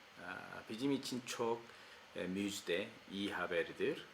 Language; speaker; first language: Turkish; non-native, fluent; Korean